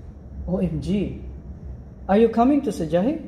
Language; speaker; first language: English; non-native, fluent; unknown